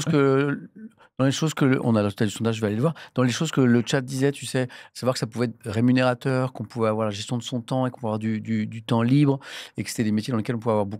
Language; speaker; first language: French; native; French